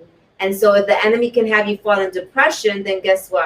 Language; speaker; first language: English; native; English